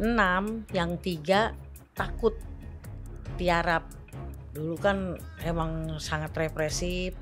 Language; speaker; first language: Indonesian; native; Indonesian